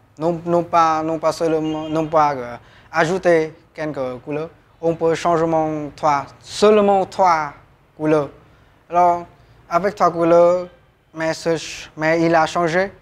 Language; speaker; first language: French; non-native, learner; Vietnamese